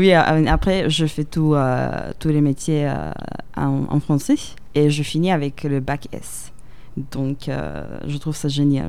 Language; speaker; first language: French; non-native, fluent; Slovak